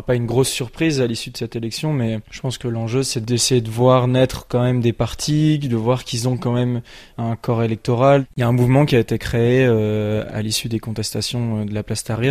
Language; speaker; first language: French; native; French